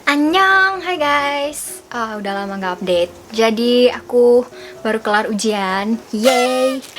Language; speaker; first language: Indonesian; native; Indonesian